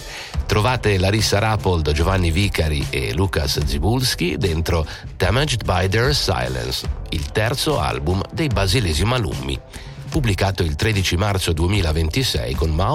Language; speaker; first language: Italian; native; Italian